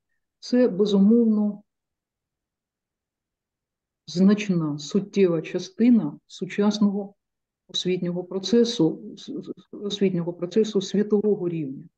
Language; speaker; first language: Ukrainian; native; Ukrainian